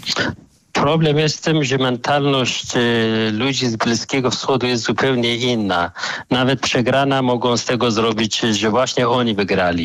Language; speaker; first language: Polish; non-native, fluent; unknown